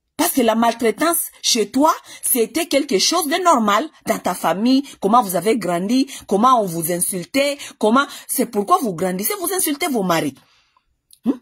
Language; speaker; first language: French; non-native, local second language; Lingala